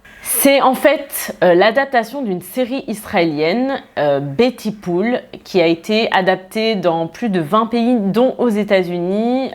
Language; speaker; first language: French; native; French